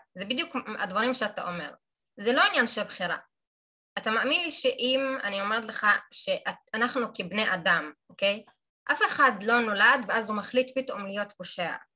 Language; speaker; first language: Hebrew; non-native, local second language; Arabic